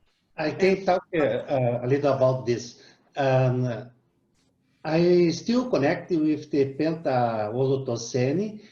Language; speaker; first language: English; non-native, learner; Portuguese